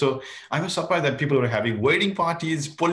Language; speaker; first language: English; non-native, local second language; Nepali